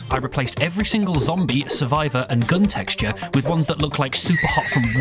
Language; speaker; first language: English; native; English